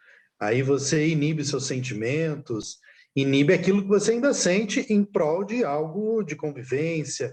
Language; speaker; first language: Portuguese; native; Portuguese